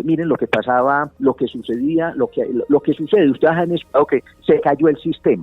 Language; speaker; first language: Spanish; native; Spanish